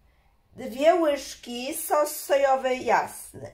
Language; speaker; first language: Polish; non-native, learner; Chinese